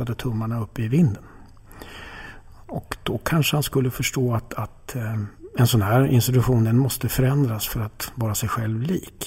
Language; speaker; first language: Swedish; native; Swedish